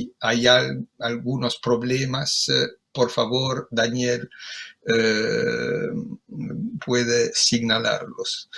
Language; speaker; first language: Spanish; non-native, fluent; Italian